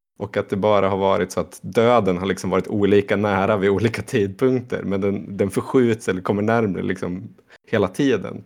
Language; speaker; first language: Swedish; native; Swedish